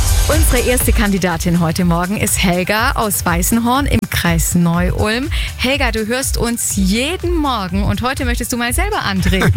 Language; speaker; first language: German; native; German